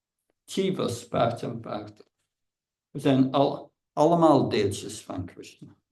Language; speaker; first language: Dutch; non-native, fluent; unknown